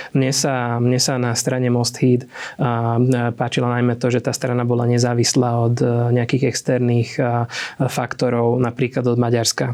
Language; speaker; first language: Slovak; non-native, local second language; Hungarian